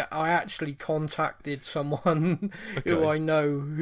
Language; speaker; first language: English; native; English